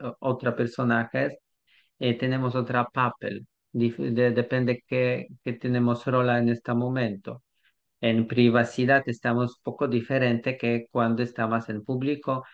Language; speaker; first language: Spanish; non-native, learner; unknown